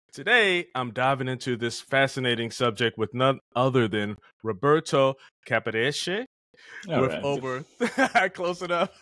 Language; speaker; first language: English; native; English